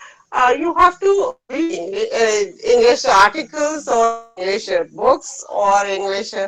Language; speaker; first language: English; non-native, learner; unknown